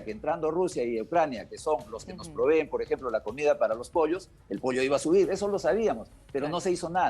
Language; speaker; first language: Spanish; native; Spanish